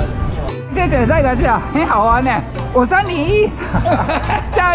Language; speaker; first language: Chinese; non-native, learner; Japanese